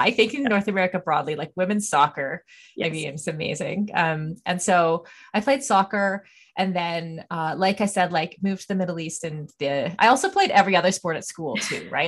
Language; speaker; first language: English; native; English